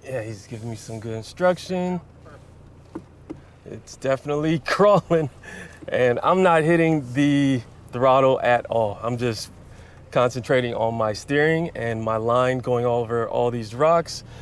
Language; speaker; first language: English; native; English